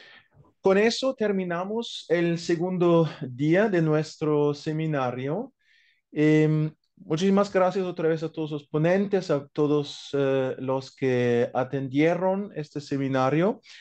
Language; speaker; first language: Spanish; non-native, fluent; German